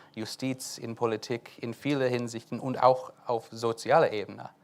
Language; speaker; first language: German; non-native, fluent; English